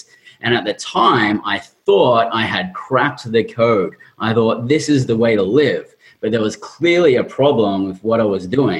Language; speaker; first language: English; native; English